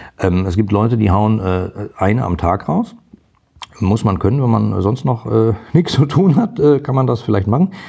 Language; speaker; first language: German; native; German